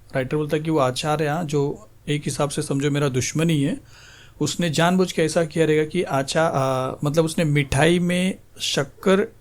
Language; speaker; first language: Hindi; non-native, local second language; Marathi